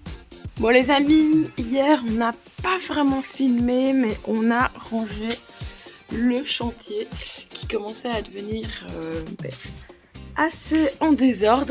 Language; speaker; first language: French; native; French